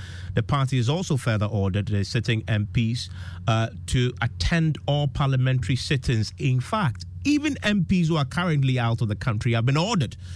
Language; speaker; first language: English; non-native, local second language; Akan